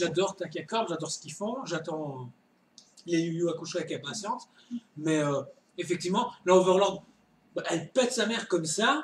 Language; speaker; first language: French; native; French